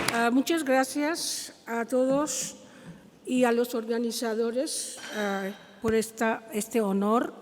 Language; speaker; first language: Spanish; non-native, fluent; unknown